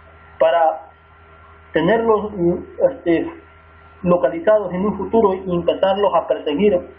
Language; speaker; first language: Spanish; native; Spanish